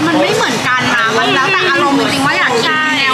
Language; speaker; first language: Thai; native; Thai